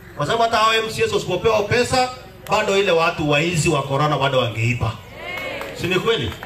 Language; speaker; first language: Swahili; non-native, local second language; Kalenjin